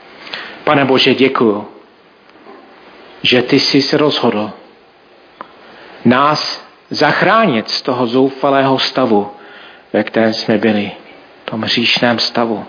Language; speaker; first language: Czech; non-native, fluent; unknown